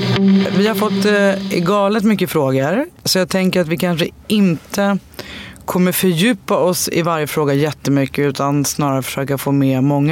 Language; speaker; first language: Swedish; native; Swedish